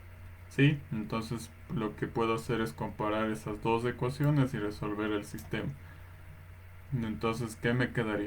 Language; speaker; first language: Spanish; native; Spanish